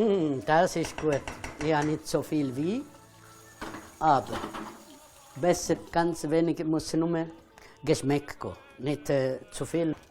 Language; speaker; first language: German; non-native, fluent; Italian